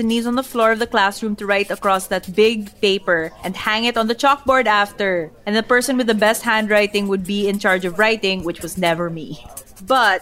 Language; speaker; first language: English; non-native, local second language; Filipino